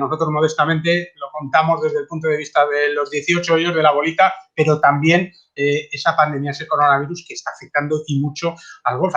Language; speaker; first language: Spanish; native; Spanish